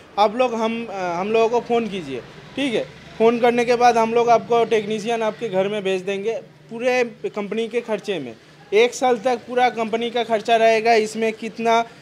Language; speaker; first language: Hindi; non-native, local second language; Bangla